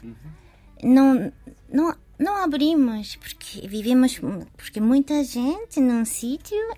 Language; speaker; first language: Portuguese; non-native, learner; Japanese